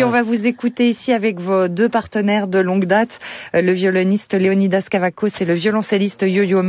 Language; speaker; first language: French; native; French